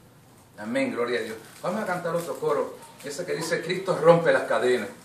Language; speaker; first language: Spanish; native; Spanish